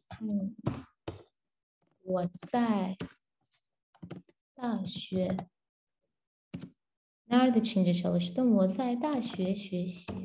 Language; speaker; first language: Chinese; non-native, learner; Turkish